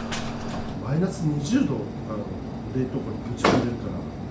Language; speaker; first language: Japanese; native; Japanese